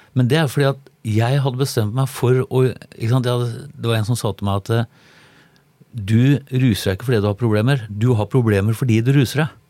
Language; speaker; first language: Norwegian; native; Norwegian